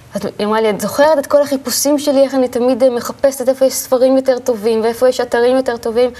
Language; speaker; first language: Hebrew; native; Hebrew